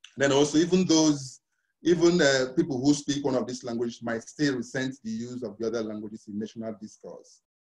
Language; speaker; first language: English; non-native, local second language; Igbo